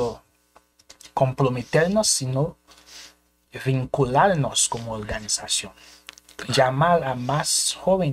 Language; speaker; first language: Spanish; non-native, fluent; Haitian Creole